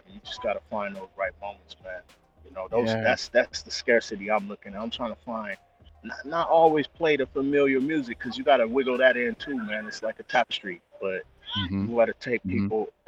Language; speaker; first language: English; native; English